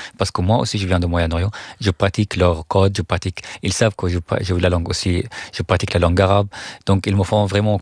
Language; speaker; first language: French; non-native, fluent; Arabic